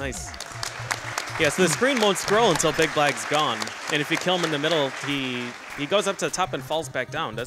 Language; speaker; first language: English; native; English